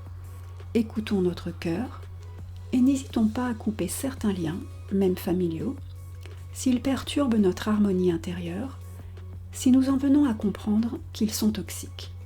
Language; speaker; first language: French; native; French